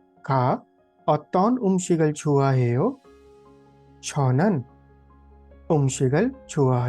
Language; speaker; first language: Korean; non-native, fluent; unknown